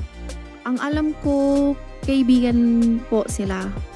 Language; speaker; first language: Filipino; non-native, learner; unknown